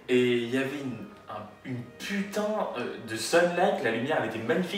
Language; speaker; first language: French; native; French